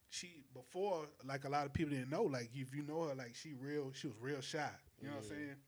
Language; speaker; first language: English; native; English